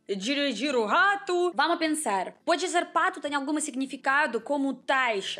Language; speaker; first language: Portuguese; non-native, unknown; Russian